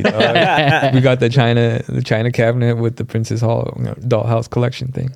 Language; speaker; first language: English; early bilingual, other home language; Spanish